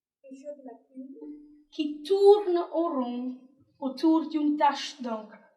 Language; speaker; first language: French; non-native, learner; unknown